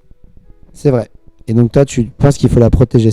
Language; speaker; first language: French; native; French